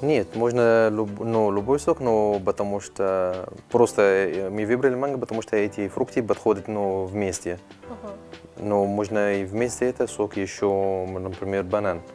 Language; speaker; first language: Russian; non-native, learner; Arabic